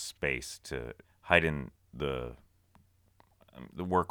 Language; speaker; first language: English; native; English